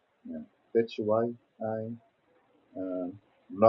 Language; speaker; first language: English; non-native, learner; Korean